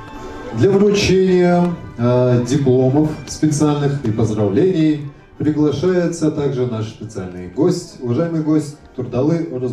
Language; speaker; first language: Russian; native; Russian